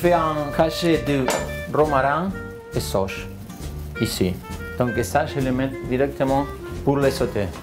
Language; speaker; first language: French; non-native, fluent; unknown